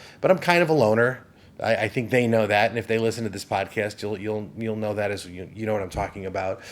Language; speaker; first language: English; native; English